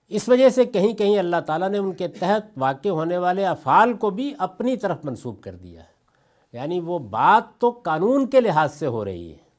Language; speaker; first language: Urdu; non-native, local second language; Punjabi